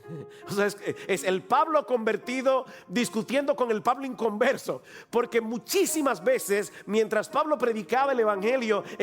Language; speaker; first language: Spanish; native; Spanish